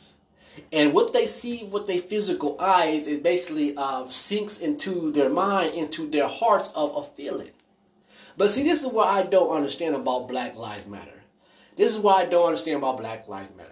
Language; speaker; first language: English; native; English